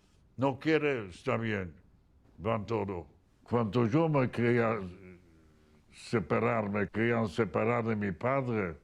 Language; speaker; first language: Spanish; non-native, fluent; Yiddish